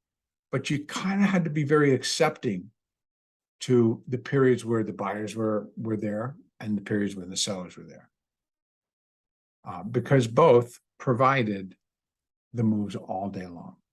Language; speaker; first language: English; native; English